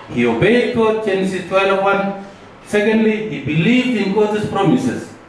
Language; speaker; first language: English; non-native, local second language; Swahili